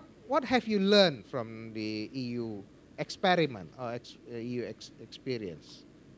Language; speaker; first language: English; non-native, fluent; Indonesian